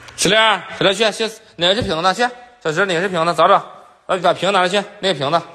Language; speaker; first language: Chinese; native; Chinese